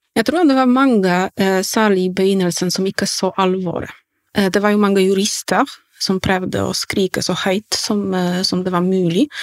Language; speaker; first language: Norwegian; non-native, fluent; Polish